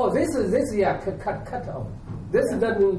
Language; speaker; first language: English; non-native, learner; Chinese